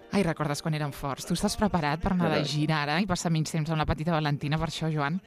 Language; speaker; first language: Catalan; native; Catalan